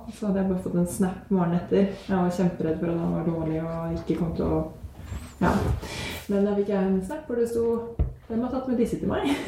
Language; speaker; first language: Norwegian; native; Norwegian